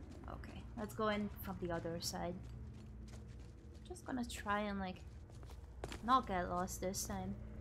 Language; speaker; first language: English; non-native, fluent; Hungarian